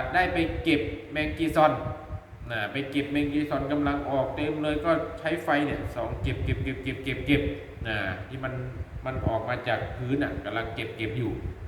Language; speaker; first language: Thai; non-native, local second language; Northeastern Thai